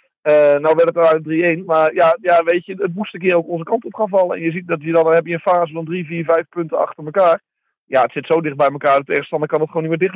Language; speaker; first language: Dutch; native; Dutch